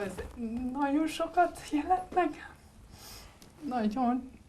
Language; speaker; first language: Hungarian; early bilingual, heritage; Hungarian